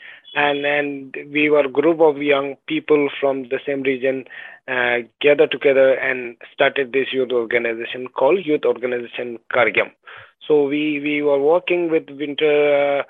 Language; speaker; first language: English; non-native, local second language; Ladakhi